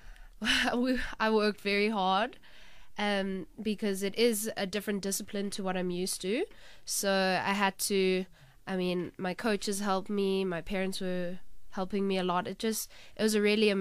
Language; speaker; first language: English; native; English